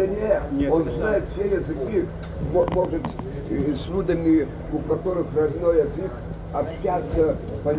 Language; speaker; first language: Russian; non-native, fluent; Lithuanian